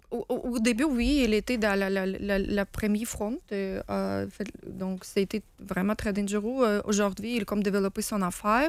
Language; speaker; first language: French; non-native, learner; Ukrainian